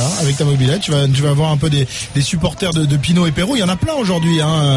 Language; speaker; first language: French; native; French